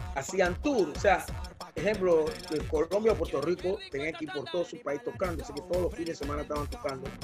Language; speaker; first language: Spanish; non-native, local second language; English